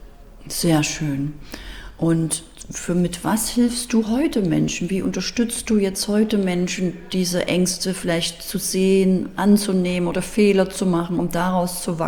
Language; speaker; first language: German; native; German